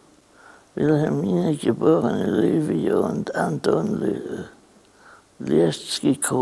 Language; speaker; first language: German; native; German